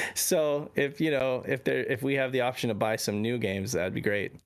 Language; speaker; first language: English; native; English